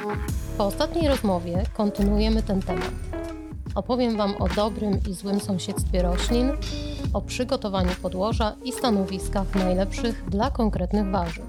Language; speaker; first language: Polish; native; Polish